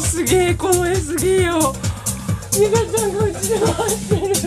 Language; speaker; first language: Japanese; native; Japanese